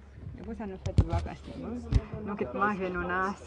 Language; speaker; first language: French; non-native, learner; Haitian Creole